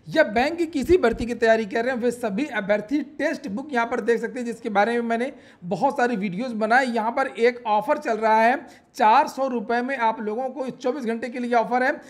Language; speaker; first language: Hindi; native; Hindi